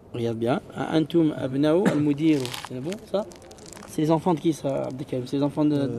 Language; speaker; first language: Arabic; early bilingual, heritage; Arabic